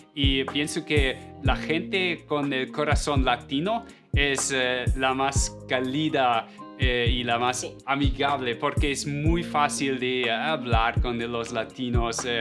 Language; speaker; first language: Spanish; non-native, fluent; German